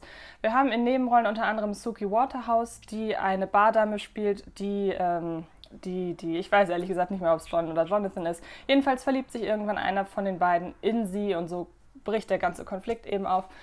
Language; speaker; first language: German; native; German